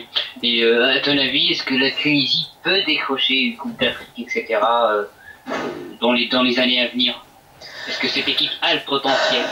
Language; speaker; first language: French; native; French